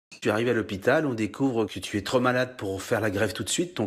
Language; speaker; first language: French; native; French